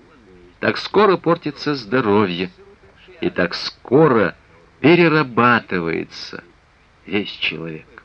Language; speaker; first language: Russian; native; Russian